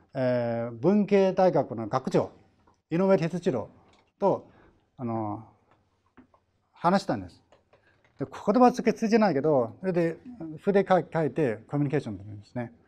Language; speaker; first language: Japanese; non-native, fluent; Chinese